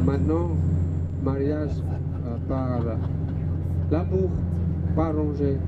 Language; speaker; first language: French; non-native, learner; Balinese